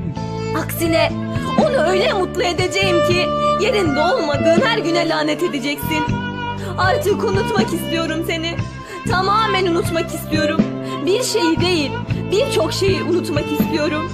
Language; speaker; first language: Turkish; native; Turkish